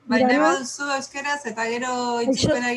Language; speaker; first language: Basque; non-native, fluent; Spanish